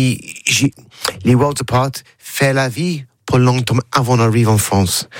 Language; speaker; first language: French; non-native, learner; English